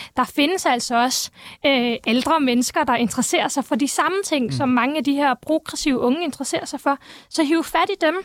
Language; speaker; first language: Danish; early bilingual, other home language; Turkish